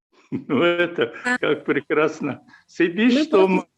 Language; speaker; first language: Russian; non-native, fluent; Mongolian